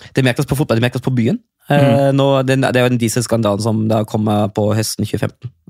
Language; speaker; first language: Norwegian; non-native, fluent; German